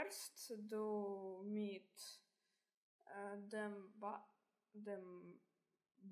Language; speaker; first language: German; non-native, learner; Russian